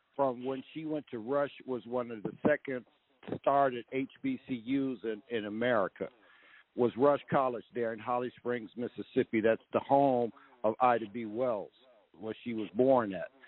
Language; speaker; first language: English; native; English